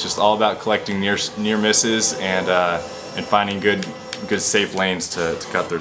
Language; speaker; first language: English; native; English